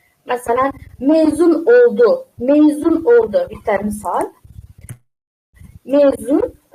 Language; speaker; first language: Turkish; non-native, fluent; Uzbek